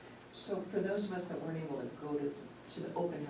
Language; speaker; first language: English; native; English